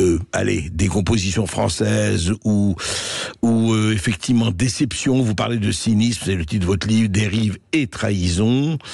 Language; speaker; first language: French; native; French